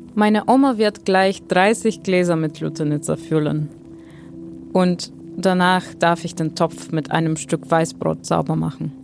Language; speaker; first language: German; non-native, fluent; Bulgarian